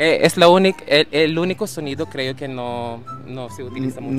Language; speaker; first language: Spanish; non-native, fluent; Filipino